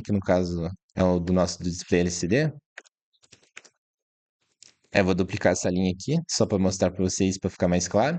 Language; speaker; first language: Portuguese; native; Portuguese